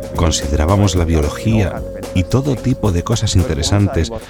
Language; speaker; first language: Spanish; non-native, fluent; Dutch